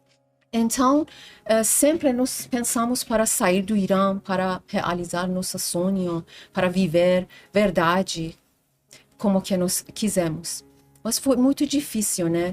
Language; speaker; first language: Portuguese; non-native, learner; Persian